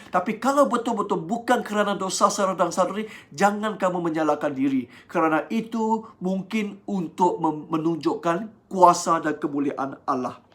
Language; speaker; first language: Malay; non-native, local second language; Chinese